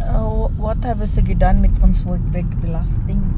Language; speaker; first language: Dutch; non-native, learner; Filipino